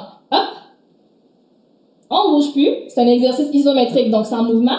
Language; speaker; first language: French; native; French